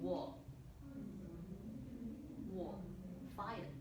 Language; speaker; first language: English; non-native, learner; Chinese